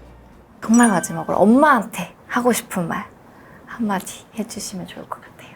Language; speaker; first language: Korean; native; Korean